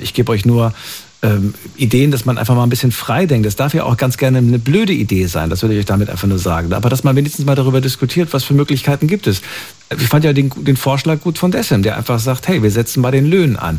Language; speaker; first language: German; native; German